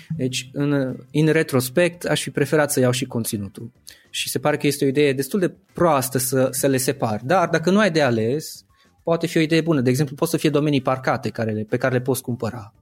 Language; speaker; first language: Romanian; native; Romanian